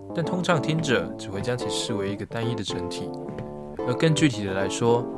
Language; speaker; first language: Chinese; native; Chinese